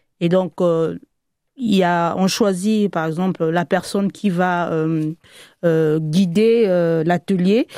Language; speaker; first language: French; native; French